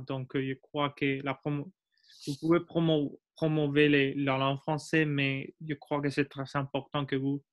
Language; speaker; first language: French; non-native, learner; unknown